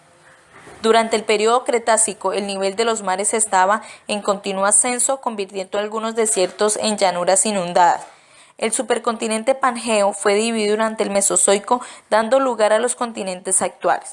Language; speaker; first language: Spanish; native; Spanish